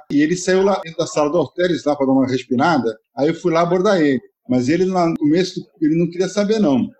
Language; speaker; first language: Portuguese; native; Portuguese